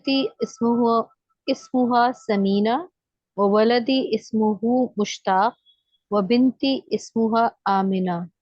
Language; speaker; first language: Arabic; non-native, learner; Urdu